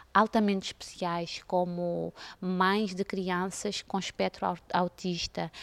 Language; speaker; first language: Portuguese; non-native, local second language; Kabuverdianu